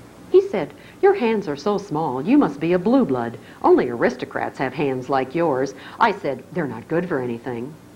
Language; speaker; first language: English; native; English